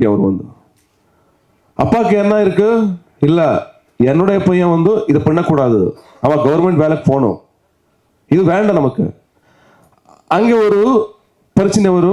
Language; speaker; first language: Tamil; non-native, local second language; Kannada